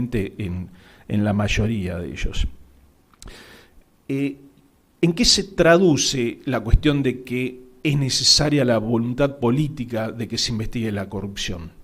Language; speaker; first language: Spanish; native; Spanish